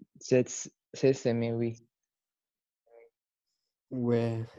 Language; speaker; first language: French; non-native, learner; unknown